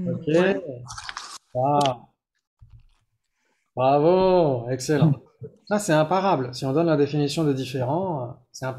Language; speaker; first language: French; native; French